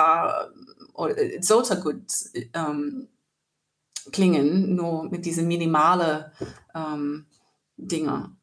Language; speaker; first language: German; non-native, learner; English